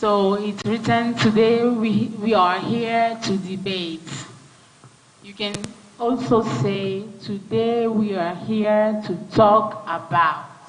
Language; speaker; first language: English; non-native, fluent; French